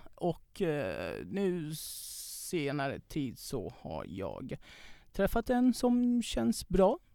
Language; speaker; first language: Swedish; non-native, fluent; Persian